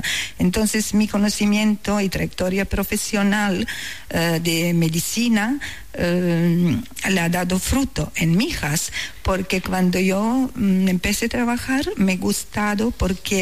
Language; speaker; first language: Spanish; non-native, learner; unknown